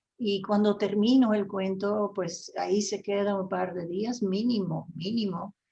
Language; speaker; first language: Spanish; non-native, fluent; Dutch